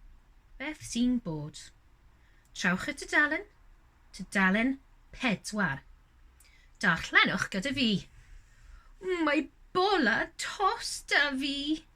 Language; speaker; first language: Welsh; non-native, local second language; English